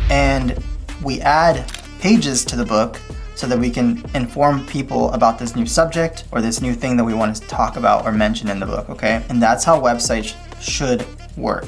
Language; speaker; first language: English; native; English